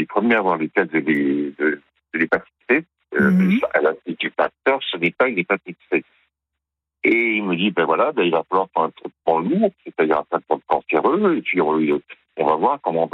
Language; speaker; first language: French; native; French